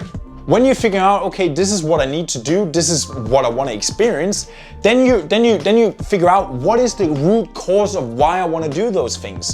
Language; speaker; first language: English; non-native, fluent; Danish